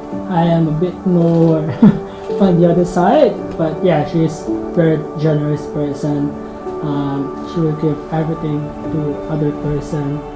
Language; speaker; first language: English; non-native, fluent; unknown